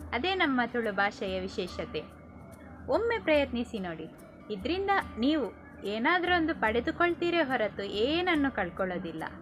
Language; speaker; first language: Kannada; non-native, local second language; Tulu